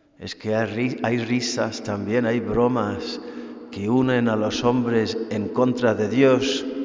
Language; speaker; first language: Spanish; non-native, fluent; English